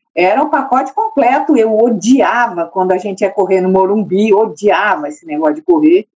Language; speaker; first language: Portuguese; native; Portuguese